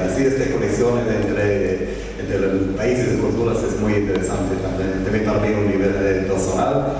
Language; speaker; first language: Spanish; non-native, learner; Hebrew